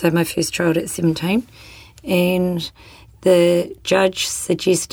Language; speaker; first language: English; native; English